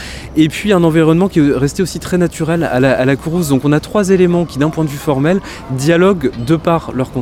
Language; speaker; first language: French; native; French